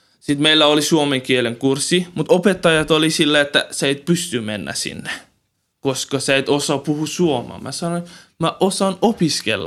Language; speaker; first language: Finnish; non-native, learner; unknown